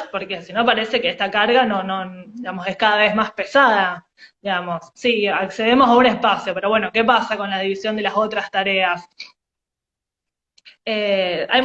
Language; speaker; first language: Spanish; native; Spanish